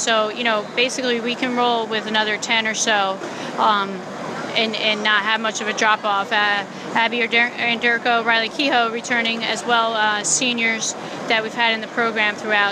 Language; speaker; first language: English; native; English